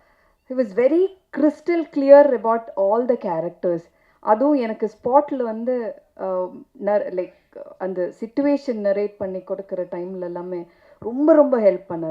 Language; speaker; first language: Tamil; non-native, learner; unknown